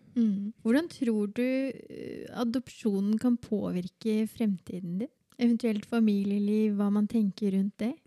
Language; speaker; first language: Norwegian; native; Norwegian